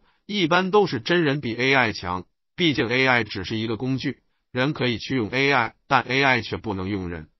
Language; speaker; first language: Chinese; native; Chinese